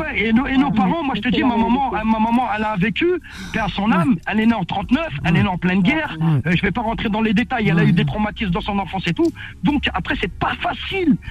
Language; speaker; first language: French; native; French